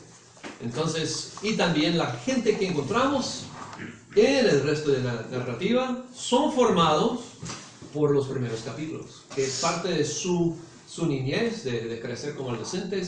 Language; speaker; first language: Spanish; non-native, fluent; English